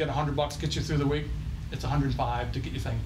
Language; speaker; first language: English; native; English